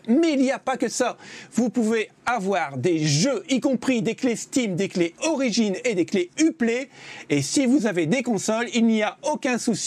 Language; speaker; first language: French; native; French